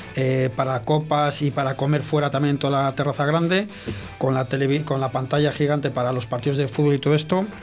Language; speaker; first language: Spanish; early bilingual, heritage; French